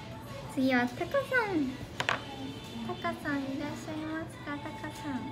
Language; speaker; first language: Japanese; native; Japanese